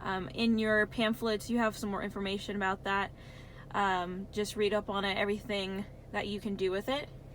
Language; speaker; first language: English; native; English